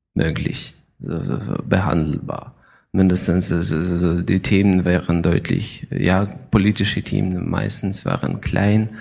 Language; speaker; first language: German; non-native, fluent; Ukrainian